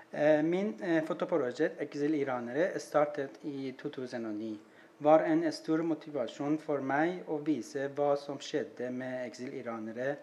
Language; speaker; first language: Norwegian; non-native, learner; Persian